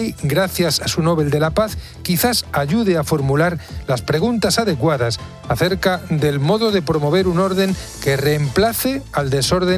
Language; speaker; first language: Spanish; native; Spanish